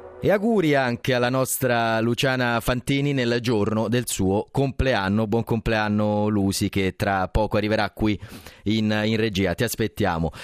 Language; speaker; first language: Italian; native; Italian